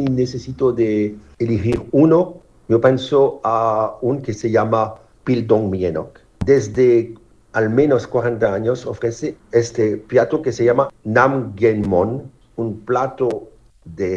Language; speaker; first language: Spanish; non-native, fluent; French